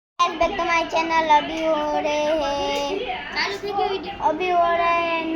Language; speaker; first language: Hindi; native; Hindi